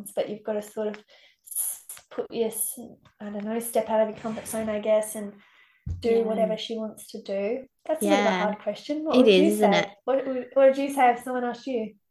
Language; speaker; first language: English; native; English